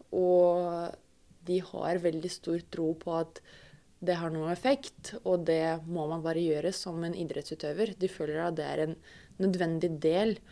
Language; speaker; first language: Norwegian; non-native, fluent; Russian